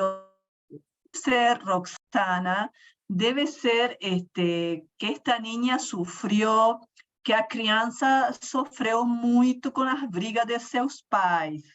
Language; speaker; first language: Portuguese; non-native, learner; Spanish